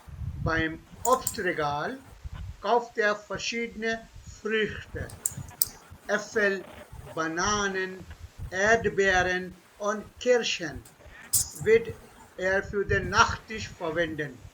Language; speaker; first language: German; non-native, fluent; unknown